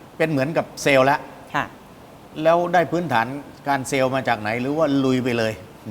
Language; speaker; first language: Thai; native; Thai